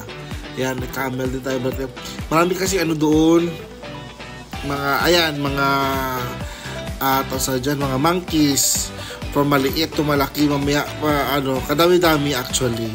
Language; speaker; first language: Filipino; non-native, local second language; Hiligaynon